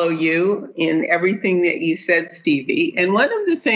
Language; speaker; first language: English; native; English